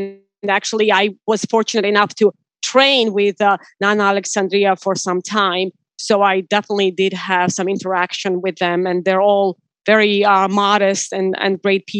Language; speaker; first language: English; non-native, fluent; Georgian